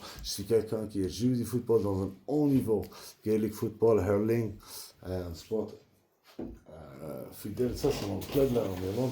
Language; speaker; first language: French; non-native, learner; English